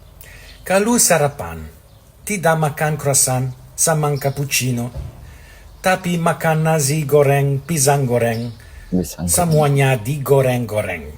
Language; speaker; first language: Indonesian; non-native, learner; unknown